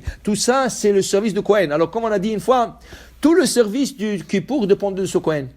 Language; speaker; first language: French; non-native, fluent; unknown